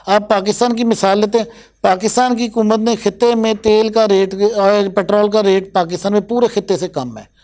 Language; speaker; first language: Urdu; non-native, local second language; Punjabi